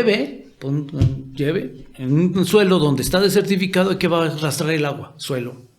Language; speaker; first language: Spanish; native; Spanish